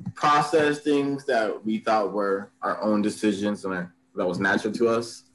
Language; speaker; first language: English; native; English